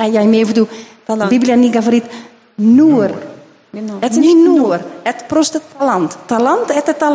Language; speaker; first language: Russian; non-native, learner; Dutch